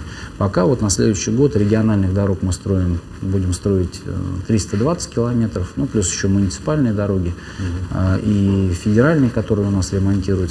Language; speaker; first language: Russian; native; Russian